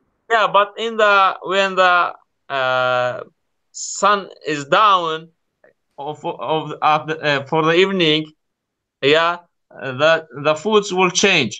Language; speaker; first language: English; non-native, learner; Kurdish